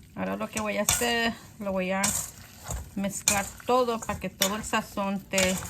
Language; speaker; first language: Spanish; early bilingual, other home language; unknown